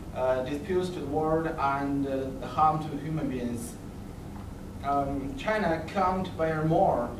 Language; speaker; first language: English; non-native, learner; Chinese